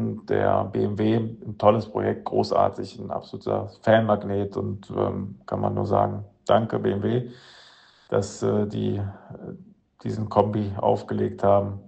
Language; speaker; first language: German; native; German